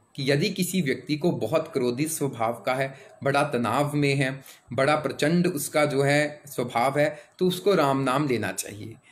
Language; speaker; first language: Hindi; native; Hindi